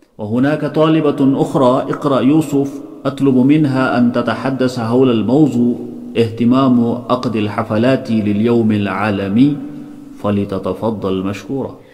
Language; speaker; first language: Arabic; non-native, fluent; Kashmiri